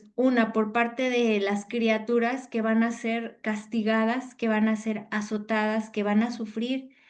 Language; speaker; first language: Spanish; native; Spanish